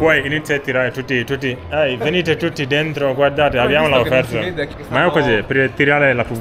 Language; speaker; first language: Italian; non-native, learner; English